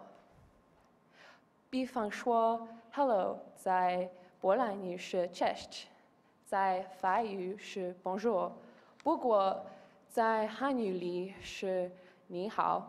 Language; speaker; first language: Chinese; non-native, learner; Polish